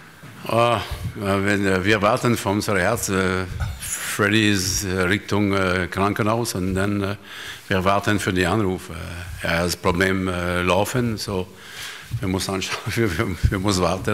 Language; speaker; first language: German; non-native, learner; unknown